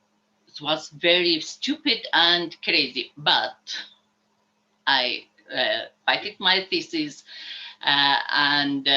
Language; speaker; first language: English; non-native, learner; Arabic